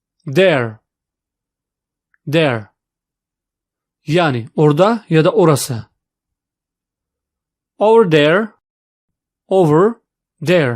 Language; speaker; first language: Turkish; non-native, fluent; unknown